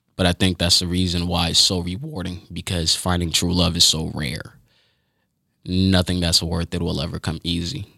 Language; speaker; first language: English; early bilingual, other home language; Haitian Creole